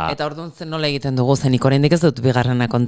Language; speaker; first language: Basque; native; Basque